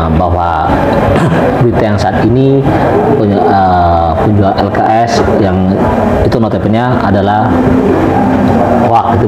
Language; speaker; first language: Indonesian; native; Indonesian